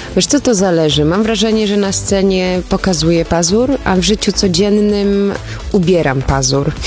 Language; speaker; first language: Polish; early bilingual, heritage; Polish